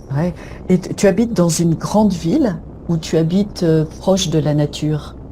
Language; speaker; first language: French; native; French